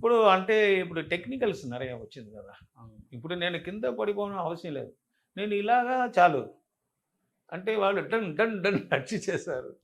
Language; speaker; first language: Telugu; non-native, learner; Tamil